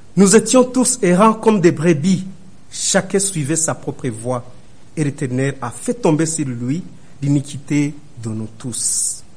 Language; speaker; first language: French; non-native, local second language; Rundi